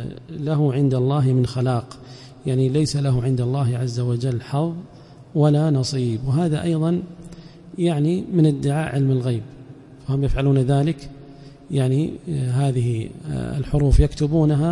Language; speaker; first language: Arabic; native; Arabic